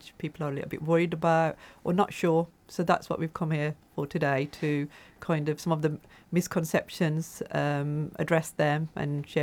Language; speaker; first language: English; native; English